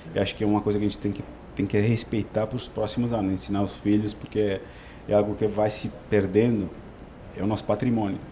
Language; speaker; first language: Portuguese; non-native, fluent; Italian